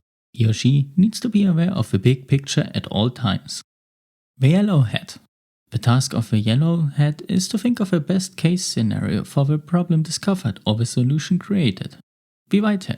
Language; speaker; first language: English; non-native, fluent; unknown